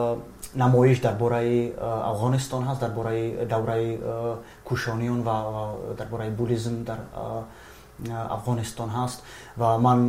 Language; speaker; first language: Persian; non-native, fluent; Czech